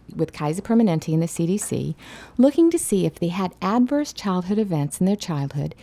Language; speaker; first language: English; native; English